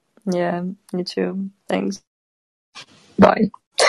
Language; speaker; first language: English; non-native, fluent; Russian